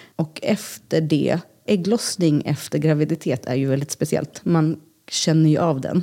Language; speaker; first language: Swedish; early bilingual, other home language; Greek